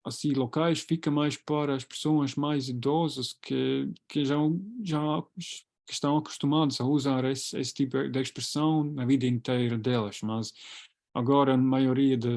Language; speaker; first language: Portuguese; non-native, fluent; Latvian